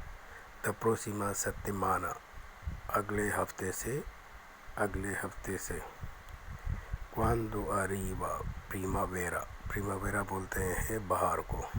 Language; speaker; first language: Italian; non-native, learner; Urdu